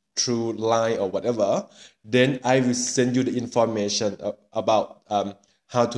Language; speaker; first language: English; non-native, learner; Thai